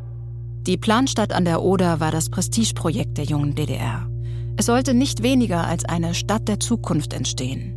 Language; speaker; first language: German; native; German